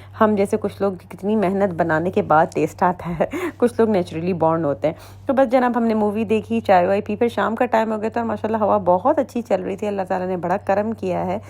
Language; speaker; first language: Urdu; native; Urdu